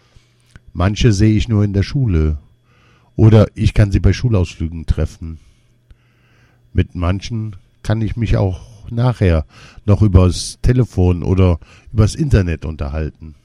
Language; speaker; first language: German; non-native, learner; Kurdish